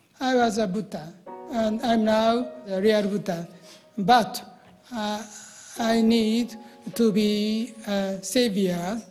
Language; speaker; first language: English; non-native, learner; Japanese